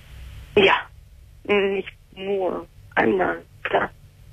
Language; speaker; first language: German; early bilingual, other home language; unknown